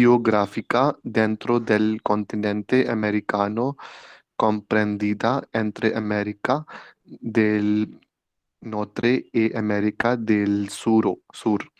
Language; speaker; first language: Spanish; non-native, learner; Hindi